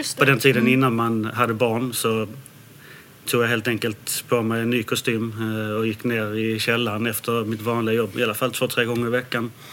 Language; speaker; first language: Swedish; early bilingual, other home language; Danish